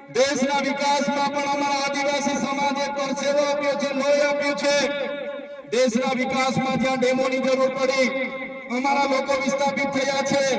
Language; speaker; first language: Gujarati; non-native, local second language; Vasavi